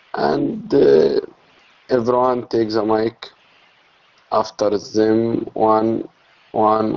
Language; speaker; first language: English; non-native, learner; Arabic